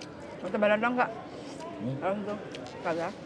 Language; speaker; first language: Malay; non-native, local second language; Javanese